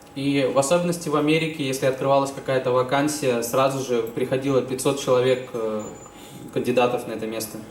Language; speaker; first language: Russian; native; Russian